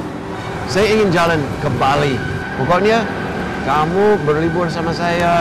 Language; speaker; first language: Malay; non-native, fluent; English